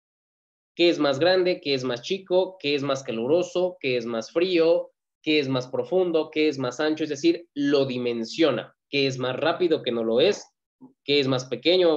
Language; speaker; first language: Spanish; native; Spanish